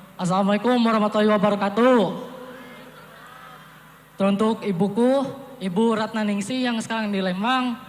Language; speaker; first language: Indonesian; native; Indonesian